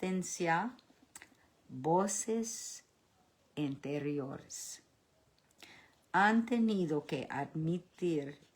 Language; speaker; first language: Spanish; early bilingual, heritage; Spanish